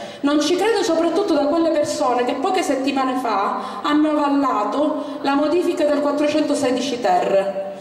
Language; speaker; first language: Italian; native; Italian